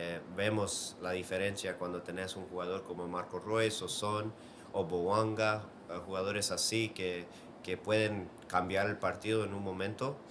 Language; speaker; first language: Spanish; early bilingual, heritage; Spanish